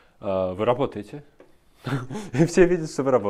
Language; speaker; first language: Russian; native; Russian